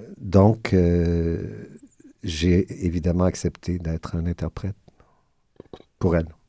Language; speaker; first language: French; native; French